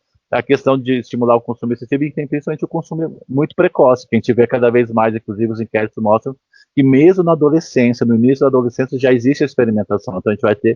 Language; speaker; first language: Portuguese; native; Portuguese